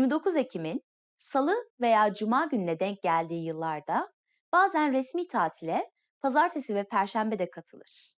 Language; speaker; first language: Turkish; native; Turkish